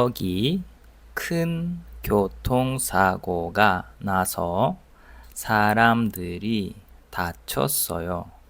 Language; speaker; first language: Korean; non-native, fluent; Russian